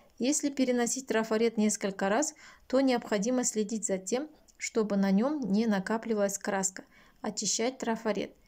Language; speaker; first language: Russian; non-native, local second language; Kazakh